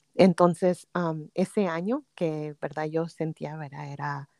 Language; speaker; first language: Spanish; native; Spanish